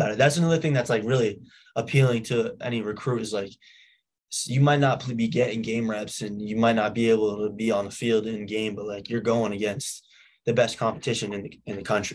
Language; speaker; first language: English; native; English